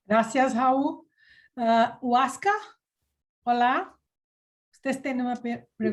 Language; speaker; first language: Spanish; non-native, learner; Portuguese